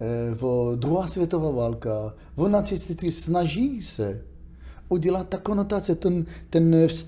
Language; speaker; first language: Czech; non-native, learner; Hebrew